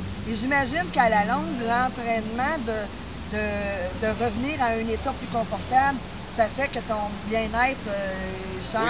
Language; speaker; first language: French; native; French